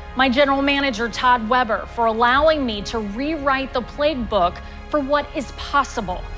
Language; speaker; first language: English; native; English